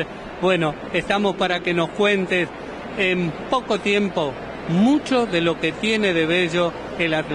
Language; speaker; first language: Spanish; native; Spanish